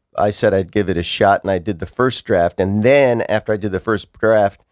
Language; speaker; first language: English; native; English